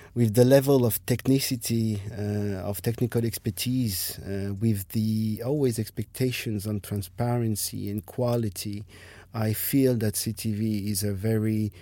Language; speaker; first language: English; non-native, fluent; French